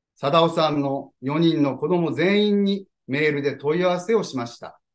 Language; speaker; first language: Japanese; native; Japanese